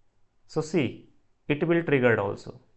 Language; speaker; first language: English; non-native, local second language; Hindi